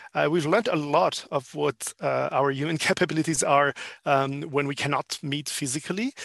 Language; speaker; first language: English; non-native, fluent; French